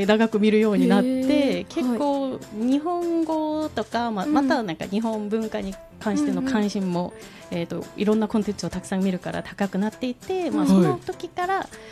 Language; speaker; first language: Japanese; non-native, fluent; Korean